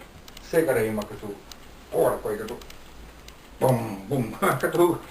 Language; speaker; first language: Bulgarian; non-native, learner; Finnish